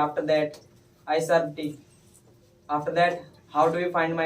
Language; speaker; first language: English; non-native, learner; Hindi